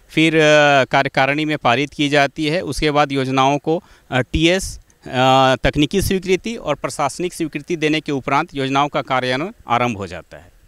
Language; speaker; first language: Hindi; native; Hindi